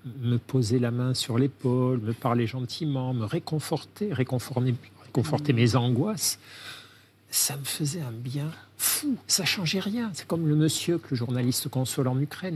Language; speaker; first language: French; native; French